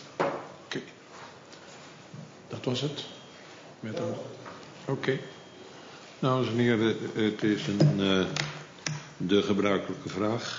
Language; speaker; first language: Dutch; native; Dutch